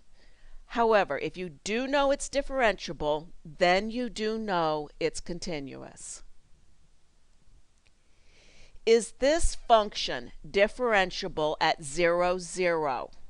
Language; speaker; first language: English; native; English